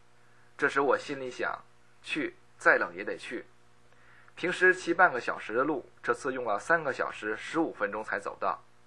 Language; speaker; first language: Chinese; native; Chinese